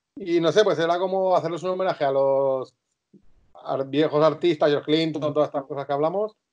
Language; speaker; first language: Spanish; native; Spanish